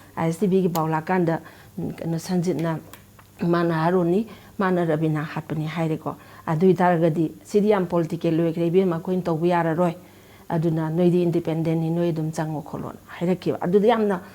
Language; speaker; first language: Manipuri; native; Manipuri